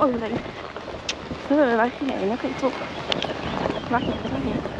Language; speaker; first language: Dutch; native; Dutch